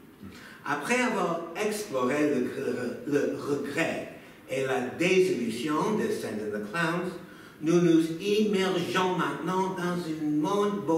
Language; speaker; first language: French; non-native, fluent; English